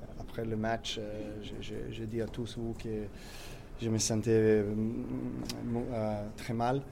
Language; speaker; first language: French; non-native, learner; Serbian